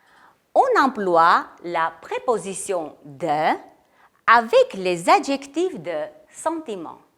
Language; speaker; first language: French; non-native, fluent; Armenian